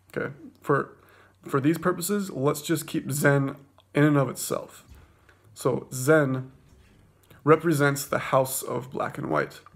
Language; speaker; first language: English; native; English